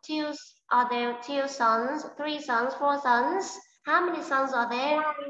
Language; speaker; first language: English; non-native, fluent; Vietnamese